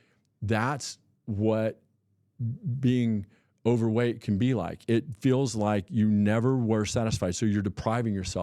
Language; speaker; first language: English; native; English